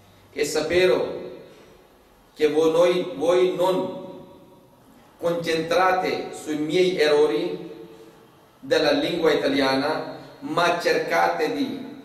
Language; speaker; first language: Italian; non-native, fluent; Urdu